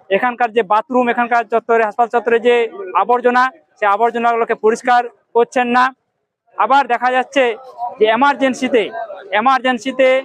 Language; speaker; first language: Bangla; non-native, local second language; Santali